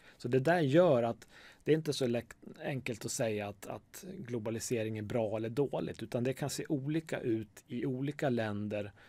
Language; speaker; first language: Swedish; native; Swedish